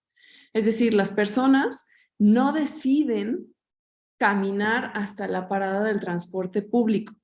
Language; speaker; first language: Spanish; native; Spanish